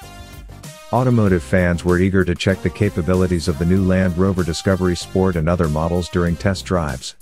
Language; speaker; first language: English; non-native, fluent; Polish